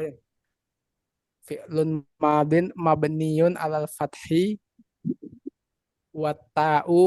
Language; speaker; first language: Arabic; non-native, learner; Indonesian